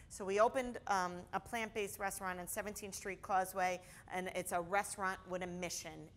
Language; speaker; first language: English; native; English